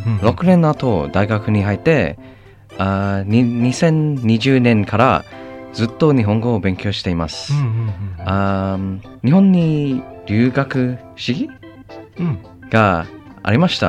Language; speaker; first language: Japanese; non-native, learner; English